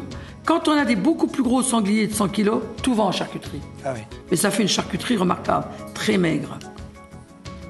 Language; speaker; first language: French; native; French